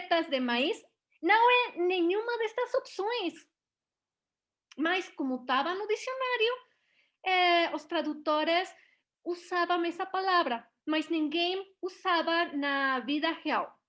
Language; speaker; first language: Portuguese; non-native, learner; Spanish